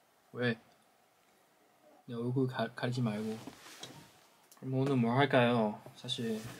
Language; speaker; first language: Korean; non-native, fluent; Chinese